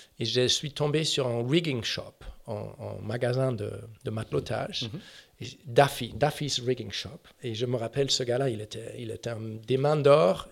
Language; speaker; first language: French; non-native, fluent; German